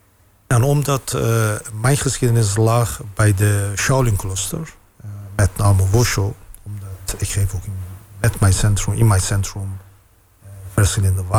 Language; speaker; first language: Dutch; non-native, fluent; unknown